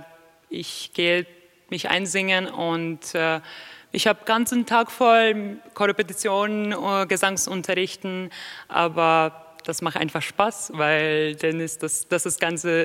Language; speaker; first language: German; non-native, fluent; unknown